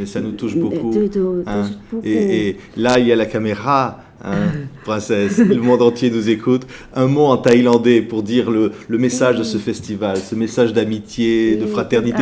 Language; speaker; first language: French; native; French